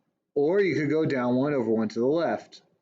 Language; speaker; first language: English; native; English